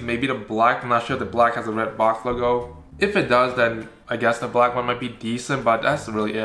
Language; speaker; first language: English; native; English